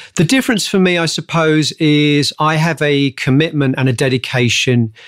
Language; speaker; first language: English; native; English